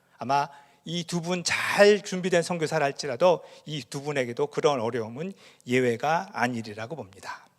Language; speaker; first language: Korean; native; Korean